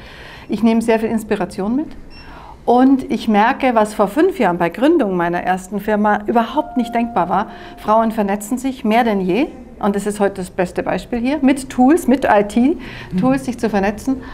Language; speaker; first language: German; native; German